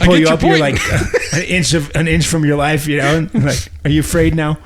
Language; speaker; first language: English; native; English